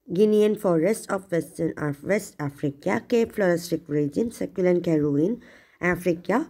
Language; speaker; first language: English; non-native, local second language; Malayalam